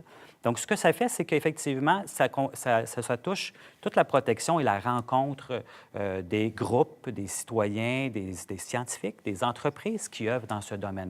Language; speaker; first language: French; native; French